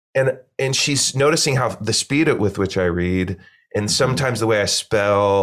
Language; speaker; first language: English; native; English